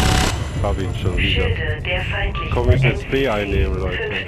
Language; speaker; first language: German; native; German